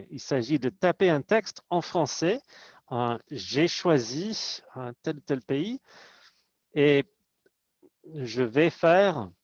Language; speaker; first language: French; non-native, fluent; English